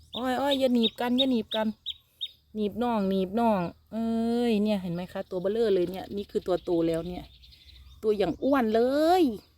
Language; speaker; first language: Thai; native; Thai